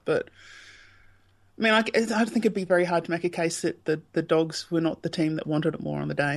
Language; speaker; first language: English; native; English